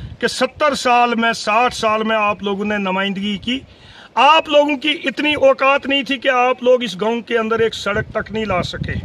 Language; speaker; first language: Urdu; non-native, local second language; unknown